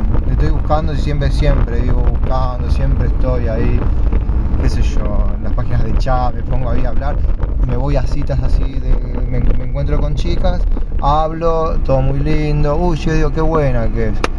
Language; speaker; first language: Spanish; native; Spanish